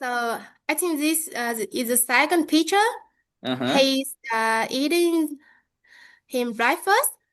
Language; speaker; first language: English; non-native, learner; Vietnamese